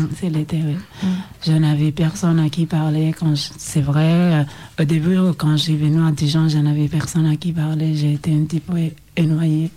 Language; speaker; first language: French; non-native, learner; Oromo